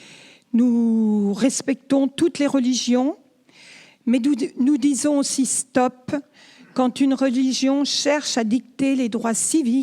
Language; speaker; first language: French; native; French